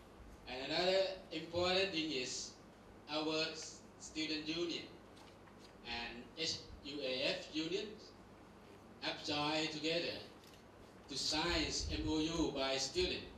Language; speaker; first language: English; non-native, learner; Thai